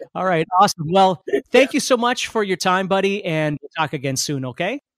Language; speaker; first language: English; native; English